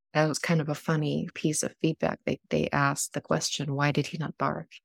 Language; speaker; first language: English; non-native, fluent; German